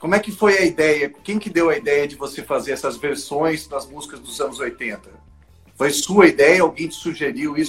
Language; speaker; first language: Portuguese; native; Portuguese